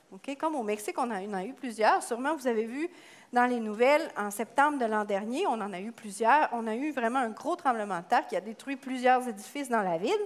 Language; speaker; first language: French; native; French